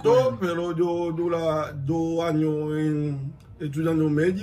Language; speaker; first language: Spanish; non-native, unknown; Haitian Creole